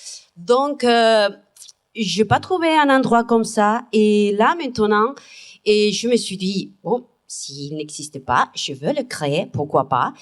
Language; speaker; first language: French; non-native, fluent; Spanish